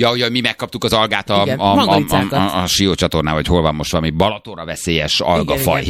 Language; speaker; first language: Hungarian; native; Hungarian